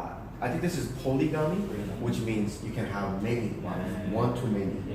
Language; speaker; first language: English; early bilingual, other home language; Korean